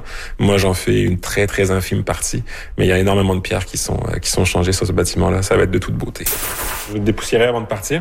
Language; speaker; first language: French; native; French